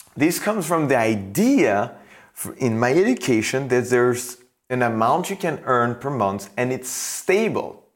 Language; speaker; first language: English; non-native, fluent; French